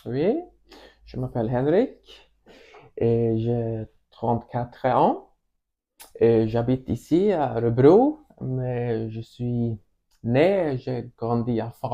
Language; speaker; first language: French; non-native, learner; Swedish